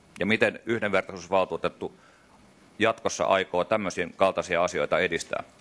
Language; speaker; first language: Finnish; native; Finnish